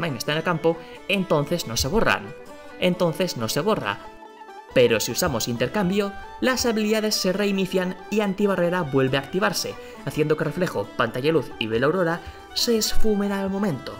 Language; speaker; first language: Spanish; native; Spanish